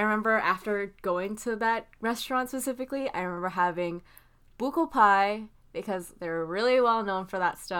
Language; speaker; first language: English; non-native, local second language; Filipino